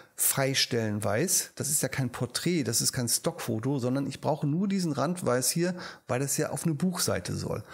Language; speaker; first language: German; native; German